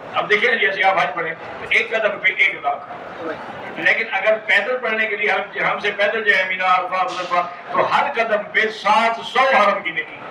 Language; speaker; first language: Urdu; native; Urdu